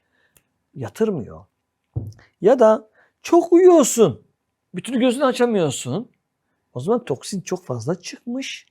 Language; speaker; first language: Turkish; native; Turkish